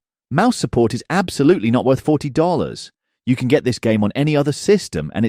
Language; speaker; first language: English; native; English